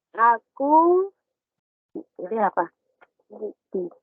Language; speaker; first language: Indonesian; non-native, learner; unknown